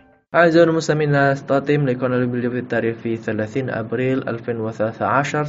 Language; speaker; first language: Arabic; non-native, fluent; Indonesian